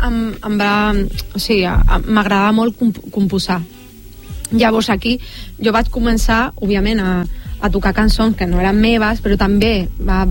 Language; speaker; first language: Catalan; non-native, local second language; Spanish